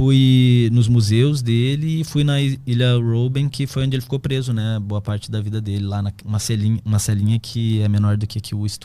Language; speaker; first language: Portuguese; native; Portuguese